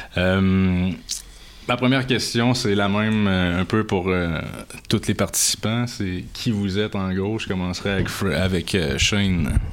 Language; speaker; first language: French; native; French